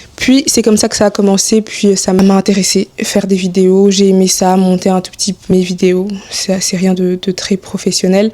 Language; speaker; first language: French; early bilingual, other home language; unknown